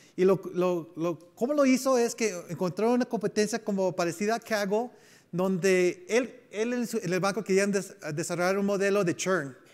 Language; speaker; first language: Spanish; early bilingual, heritage; Spanish